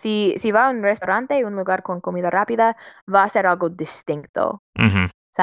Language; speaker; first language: Spanish; non-native, fluent; English